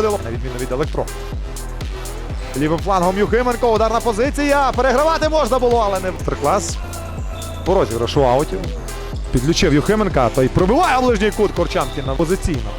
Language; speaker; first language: Ukrainian; native; Ukrainian